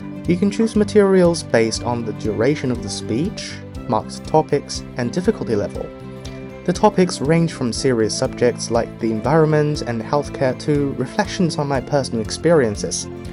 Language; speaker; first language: English; non-native, fluent; Chinese